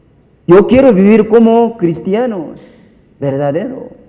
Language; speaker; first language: Spanish; non-native, learner; Korean